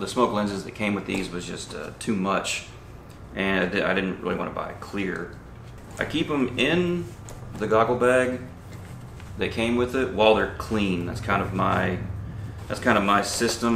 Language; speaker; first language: English; native; English